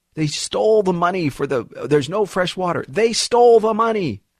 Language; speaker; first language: English; early bilingual, other home language; Arabic